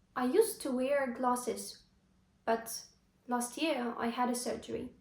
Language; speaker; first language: English; non-native, fluent; Ukrainian